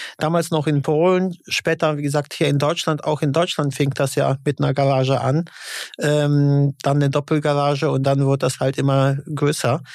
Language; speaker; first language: German; early bilingual, other home language; Polish